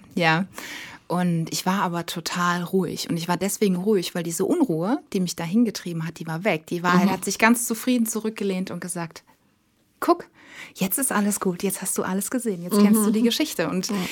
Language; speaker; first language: German; native; German